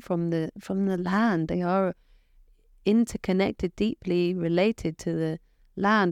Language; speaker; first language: English; native; English